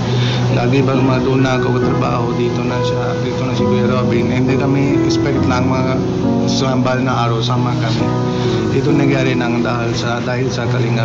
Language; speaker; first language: Filipino; non-native, learner; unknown